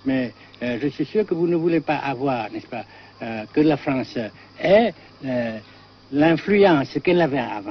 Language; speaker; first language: French; non-native, local second language; Vietnamese